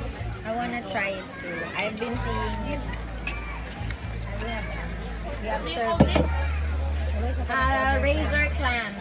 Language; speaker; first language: English; non-native, fluent; Filipino